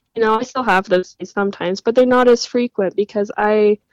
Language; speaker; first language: English; native; English